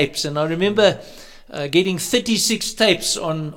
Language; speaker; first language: English; native; English